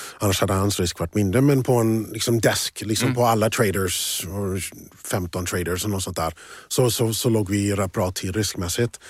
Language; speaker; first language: Swedish; early bilingual, other home language; English